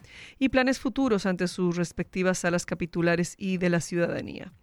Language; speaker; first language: Spanish; native; Spanish